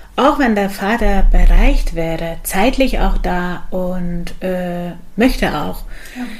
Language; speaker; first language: German; non-native, fluent; Hungarian